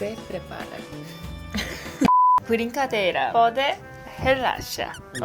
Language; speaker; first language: Portuguese; non-native, learner; Korean